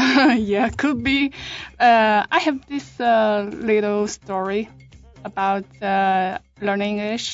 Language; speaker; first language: English; non-native, fluent; Chinese